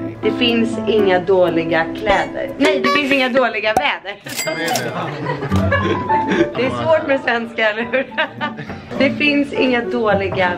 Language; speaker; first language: Swedish; native; Swedish